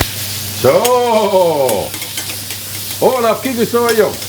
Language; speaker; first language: Dutch; native; Dutch